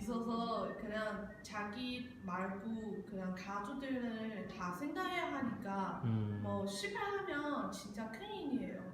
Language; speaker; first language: Korean; non-native, learner; Chinese